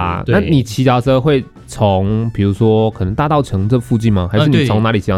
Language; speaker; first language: Chinese; native; Chinese